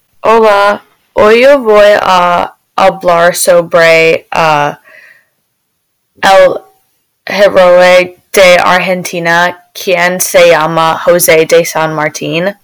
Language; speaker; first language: Spanish; non-native, learner; English